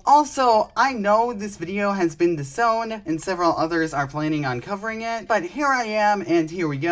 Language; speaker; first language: English; native; English